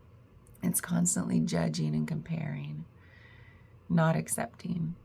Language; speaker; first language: English; native; English